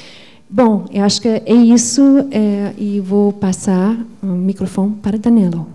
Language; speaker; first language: Portuguese; non-native, fluent; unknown